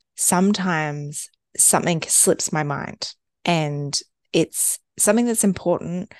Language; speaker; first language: English; native; English